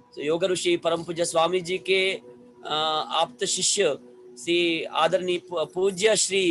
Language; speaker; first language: Hindi; non-native, local second language; Telugu